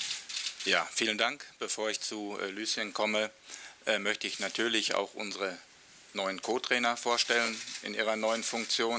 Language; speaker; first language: German; native; German